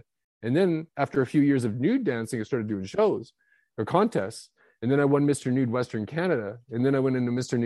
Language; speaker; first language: English; native; English